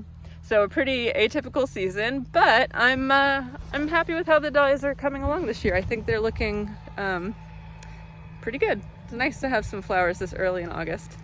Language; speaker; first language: English; native; English